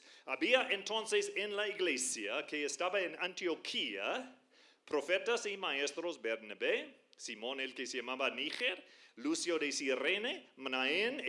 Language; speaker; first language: Spanish; non-native, fluent; English